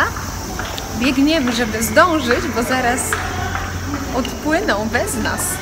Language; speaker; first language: Polish; native; Polish